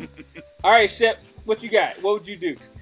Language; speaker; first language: English; native; English